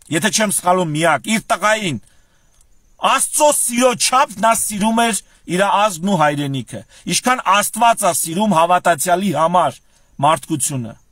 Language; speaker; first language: Armenian; native; Armenian